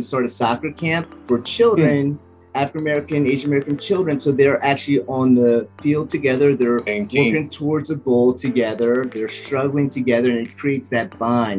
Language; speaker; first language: English; native; English